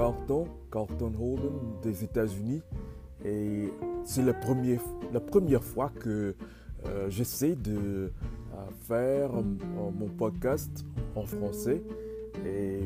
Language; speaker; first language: French; non-native, learner; English